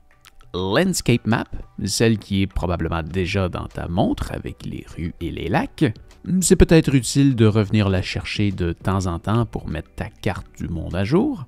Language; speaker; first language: French; native; French